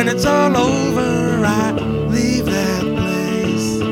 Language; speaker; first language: English; native; English